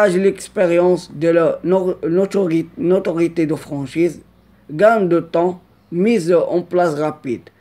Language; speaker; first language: French; non-native, local second language; Arabic